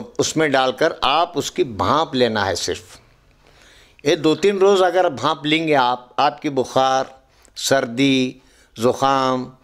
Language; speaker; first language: Urdu; native; Urdu